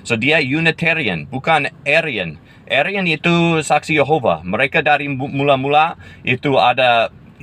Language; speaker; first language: Indonesian; non-native, fluent; English